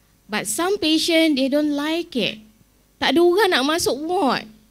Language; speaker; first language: English; non-native, local second language; Malay